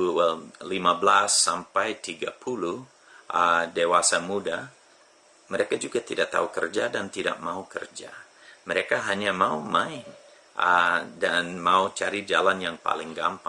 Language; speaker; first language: Indonesian; non-native, fluent; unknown